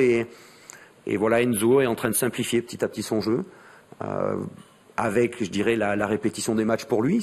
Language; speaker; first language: French; native; French